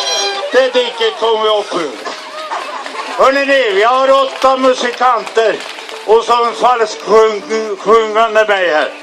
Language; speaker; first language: Swedish; native; Swedish